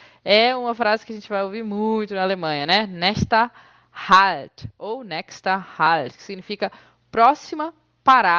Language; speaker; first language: Portuguese; native; Portuguese